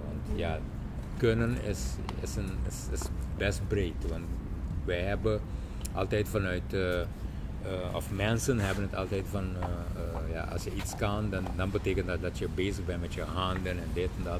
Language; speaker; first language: Dutch; non-native, local second language; Papiamento